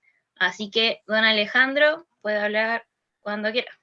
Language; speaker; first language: Spanish; native; Spanish